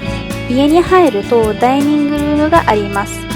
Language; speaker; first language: Japanese; non-native, fluent; Arabic